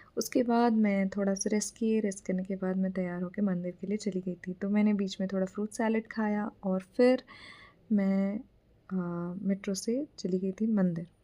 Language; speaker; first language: Hindi; non-native, local second language; Bangla